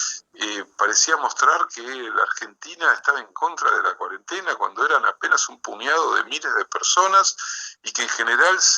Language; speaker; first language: Spanish; native; Spanish